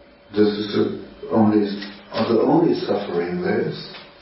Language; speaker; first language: English; non-native, fluent; German